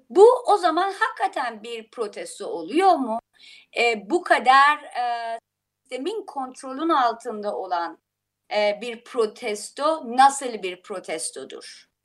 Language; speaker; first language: Turkish; non-native, fluent; Persian